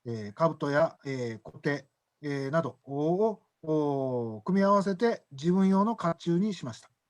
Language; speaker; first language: Japanese; native; Japanese